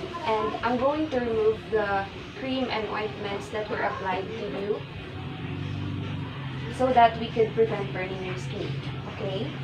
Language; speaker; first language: English; non-native, local second language; Filipino